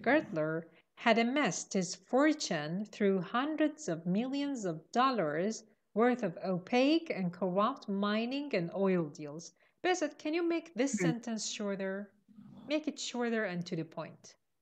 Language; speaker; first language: English; non-native, fluent; Persian